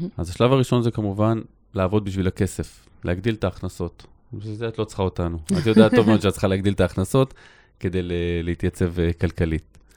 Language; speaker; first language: Hebrew; native; Hebrew